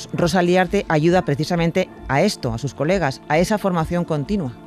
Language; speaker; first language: Spanish; native; Spanish